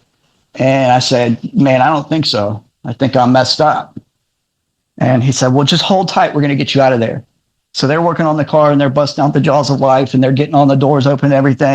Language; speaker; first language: English; native; English